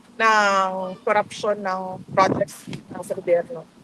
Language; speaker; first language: Filipino; non-native, local second language; Cebuano